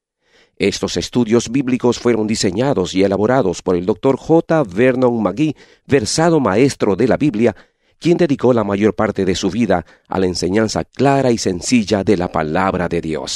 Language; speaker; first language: Spanish; native; Spanish